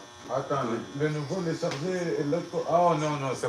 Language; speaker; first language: French; non-native, learner; Portuguese